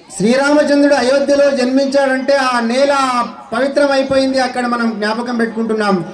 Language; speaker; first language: Telugu; native; Telugu